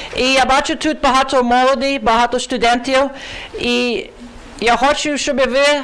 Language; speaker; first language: Ukrainian; early bilingual, heritage; Ukrainian